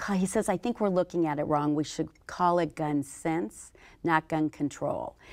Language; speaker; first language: English; native; English